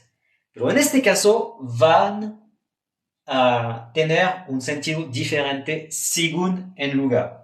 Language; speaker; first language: Spanish; non-native, fluent; French